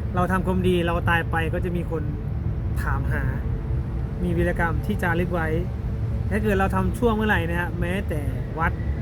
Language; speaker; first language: Thai; native; Thai